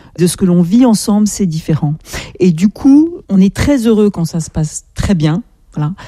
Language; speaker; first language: French; native; French